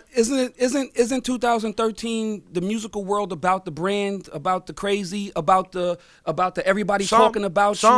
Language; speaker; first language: English; native; English